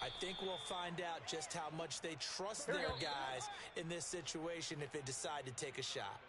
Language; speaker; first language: English; native; English